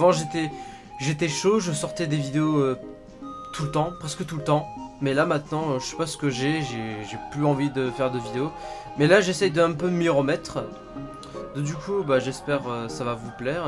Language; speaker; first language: French; native; French